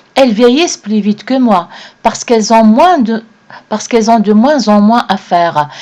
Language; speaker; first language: French; non-native, local second language; Arabic